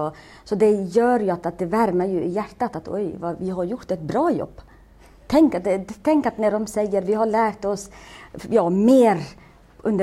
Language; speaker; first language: Swedish; non-native, fluent; Somali